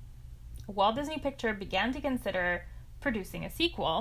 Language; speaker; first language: English; non-native, fluent; French